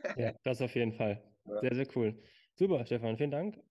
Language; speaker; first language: German; native; German